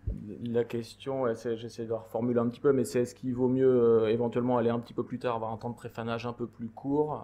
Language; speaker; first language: French; native; French